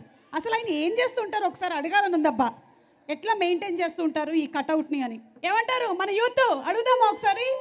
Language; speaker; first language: Telugu; native; Telugu